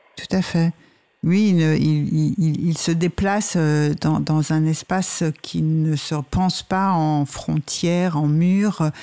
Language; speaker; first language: French; native; French